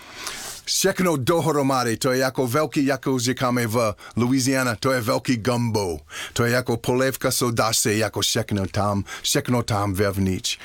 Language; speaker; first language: Czech; non-native, learner; English